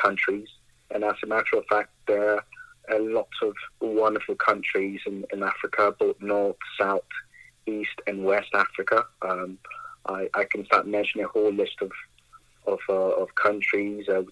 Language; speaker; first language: English; non-native, local second language; Akan